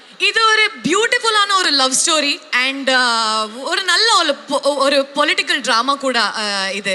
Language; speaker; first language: Tamil; non-native, learner; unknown